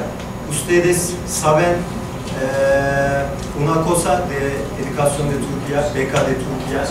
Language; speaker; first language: Spanish; non-native, learner; Turkish